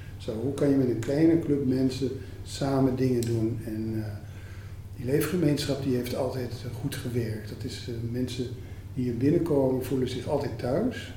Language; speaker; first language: Dutch; native; Dutch